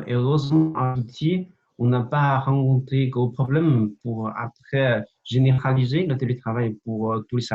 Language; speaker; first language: French; non-native, fluent; Chinese